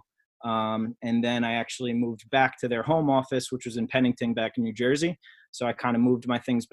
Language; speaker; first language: English; native; English